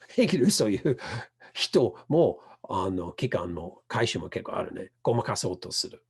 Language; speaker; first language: Japanese; non-native, fluent; English